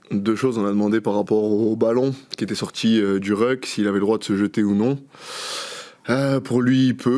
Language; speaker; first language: French; native; French